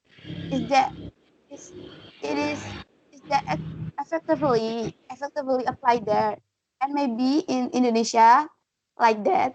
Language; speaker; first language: English; non-native, learner; Indonesian